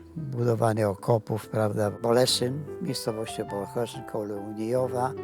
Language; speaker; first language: Polish; native; Polish